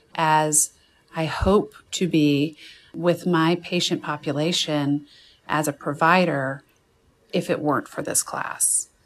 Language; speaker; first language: English; native; English